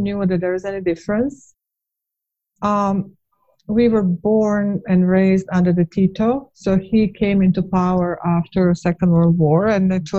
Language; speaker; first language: English; non-native, fluent; Bosnian